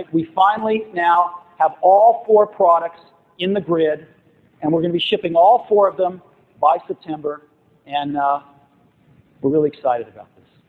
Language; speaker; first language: English; native; English